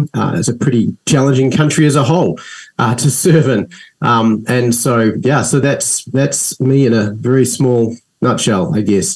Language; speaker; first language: English; native; English